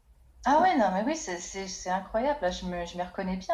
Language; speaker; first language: French; native; French